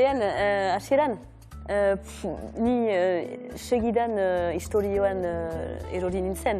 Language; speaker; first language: Basque; non-native, local second language; French